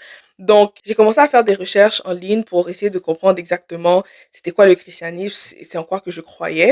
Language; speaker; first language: French; native; French